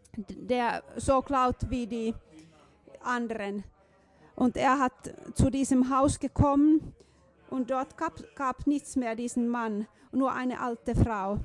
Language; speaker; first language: German; non-native, fluent; Finnish